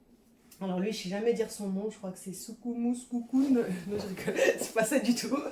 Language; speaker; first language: French; native; French